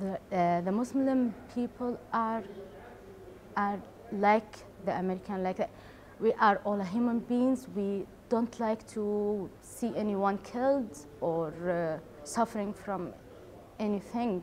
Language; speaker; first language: English; non-native, learner; Arabic